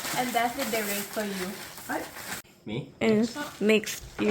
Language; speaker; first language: English; non-native, learner; Thai